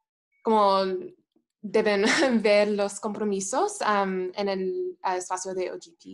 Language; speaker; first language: Spanish; non-native, fluent; English